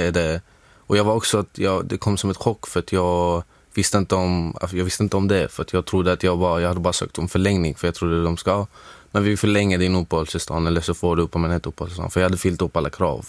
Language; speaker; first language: Swedish; non-native, fluent; Arabic